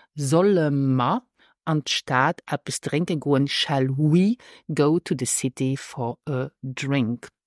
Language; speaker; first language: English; non-native, fluent; Luxembourgish